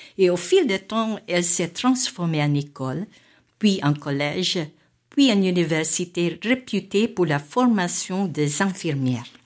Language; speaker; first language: French; non-native, fluent; Filipino